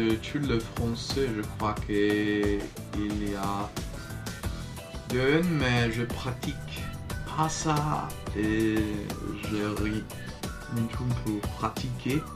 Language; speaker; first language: French; non-native, learner; Portuguese